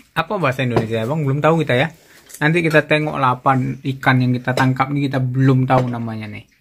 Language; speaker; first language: Indonesian; native; Indonesian